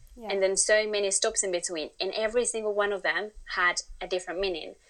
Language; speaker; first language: English; non-native, fluent; Spanish